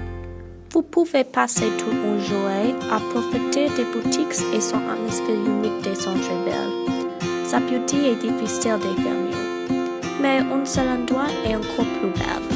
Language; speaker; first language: French; non-native, learner; English